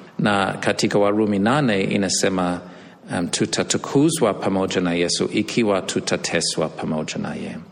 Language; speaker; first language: Swahili; non-native, fluent; English